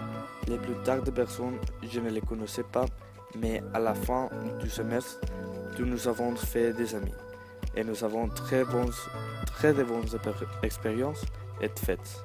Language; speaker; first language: French; non-native, learner; Spanish